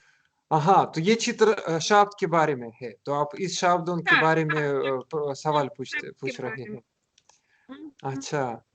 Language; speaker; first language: Hindi; non-native, learner; Russian